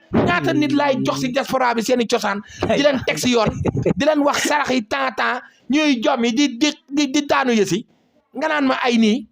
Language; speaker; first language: Wolof; native; Wolof